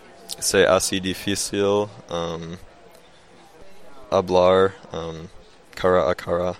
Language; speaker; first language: Spanish; non-native, learner; English